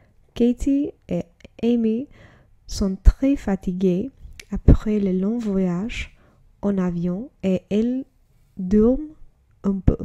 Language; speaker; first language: French; non-native, learner; English